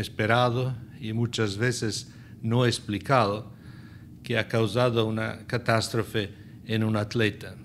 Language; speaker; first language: Spanish; non-native, fluent; Italian